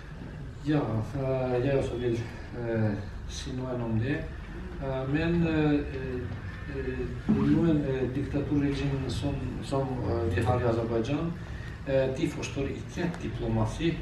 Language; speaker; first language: Norwegian; non-native, learner; Azerbaijani